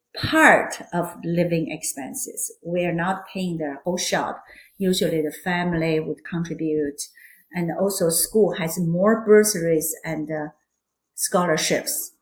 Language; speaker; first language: English; non-native, fluent; Chinese